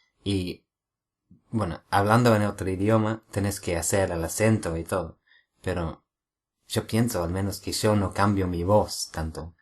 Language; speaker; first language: Spanish; non-native, fluent; English